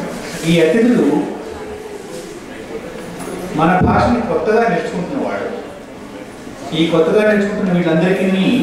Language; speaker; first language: Telugu; native; Telugu